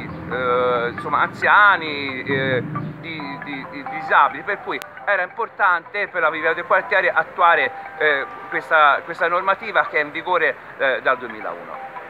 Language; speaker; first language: Italian; native; Italian